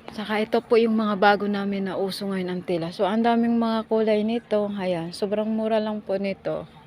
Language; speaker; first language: Filipino; non-native, local second language; Cebuano